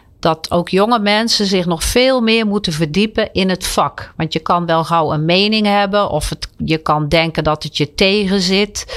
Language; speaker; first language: Dutch; native; Dutch